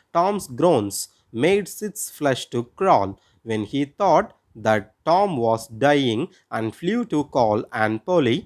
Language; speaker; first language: English; non-native, local second language; Tamil